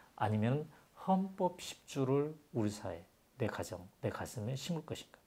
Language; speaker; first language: Korean; native; Korean